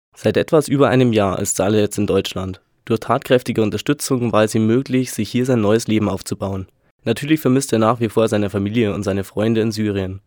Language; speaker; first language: German; native; German